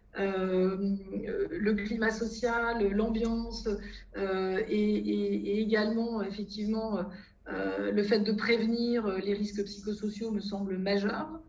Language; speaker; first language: French; native; French